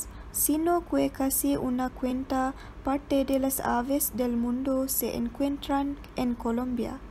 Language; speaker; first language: Spanish; non-native, learner; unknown